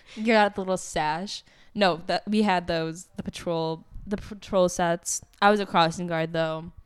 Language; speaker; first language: English; native; English